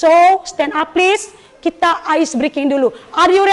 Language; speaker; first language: English; non-native, learner; Indonesian